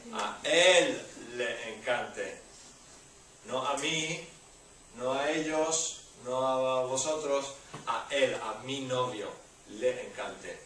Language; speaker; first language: Spanish; non-native, learner; English